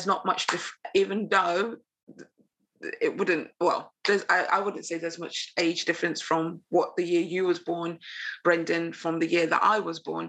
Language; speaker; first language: English; native; English